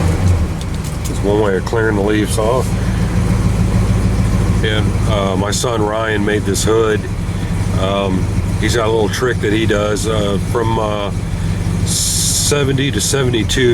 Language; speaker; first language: English; native; English